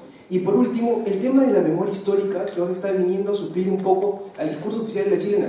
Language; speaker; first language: Spanish; native; Spanish